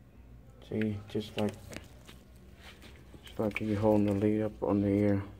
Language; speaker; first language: English; non-native, fluent; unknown